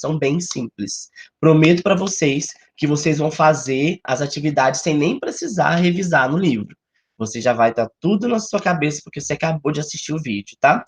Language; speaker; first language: Portuguese; native; Portuguese